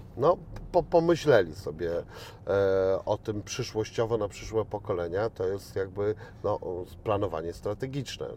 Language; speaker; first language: Polish; native; Polish